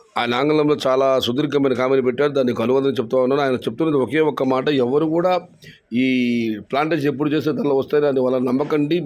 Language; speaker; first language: Telugu; non-native, local second language; Kannada